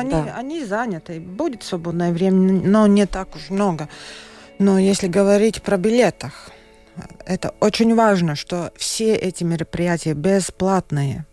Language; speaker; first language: Russian; non-native, local second language; Latvian